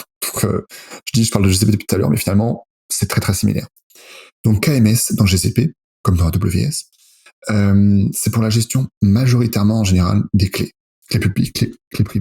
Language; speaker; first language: French; native; French